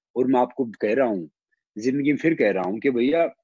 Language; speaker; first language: Hindi; native; Hindi